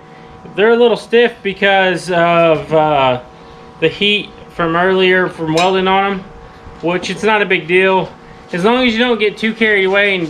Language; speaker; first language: English; native; English